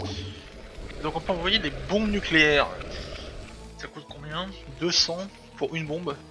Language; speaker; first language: French; native; French